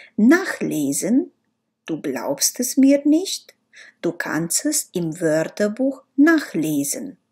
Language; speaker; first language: German; non-native, learner; Romanian